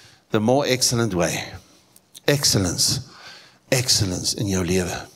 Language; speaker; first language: English; non-native, local second language; Afrikaans